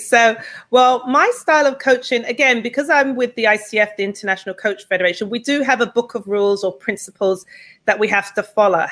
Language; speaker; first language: English; native; English